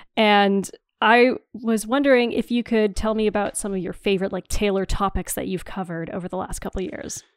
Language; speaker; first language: English; native; English